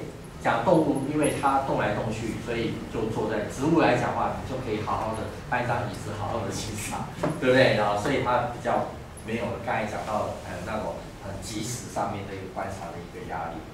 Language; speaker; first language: Chinese; native; Chinese